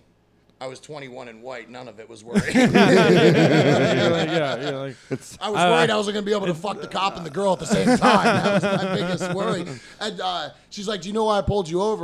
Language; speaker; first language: English; native; English